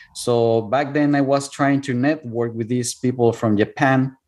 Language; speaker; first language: English; non-native, fluent; Spanish